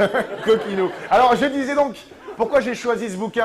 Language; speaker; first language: French; native; French